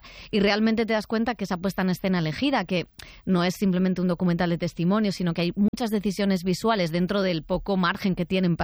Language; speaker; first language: Spanish; native; Spanish